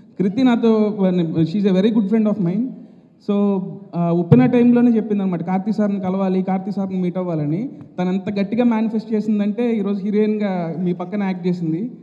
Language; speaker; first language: Telugu; native; Telugu